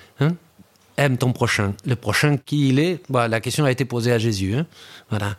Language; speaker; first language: French; early bilingual, other home language; Spanish